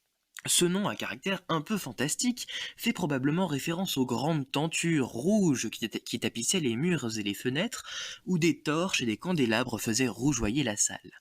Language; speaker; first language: French; native; French